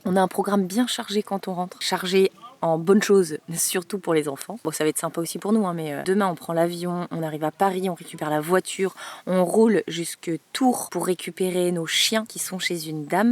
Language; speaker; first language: French; native; French